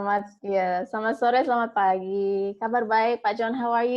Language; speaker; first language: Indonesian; non-native, fluent; English